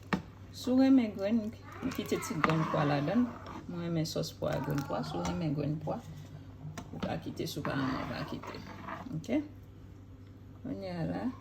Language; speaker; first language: French; non-native, learner; Haitian Creole